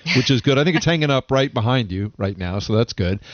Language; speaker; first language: English; native; English